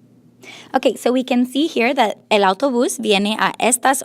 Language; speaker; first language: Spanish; non-native, fluent; English